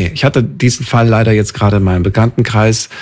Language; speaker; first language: German; native; German